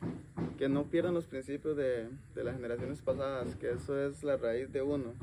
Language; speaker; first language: Spanish; native; Spanish